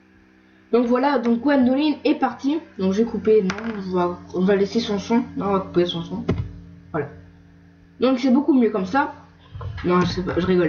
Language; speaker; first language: French; native; French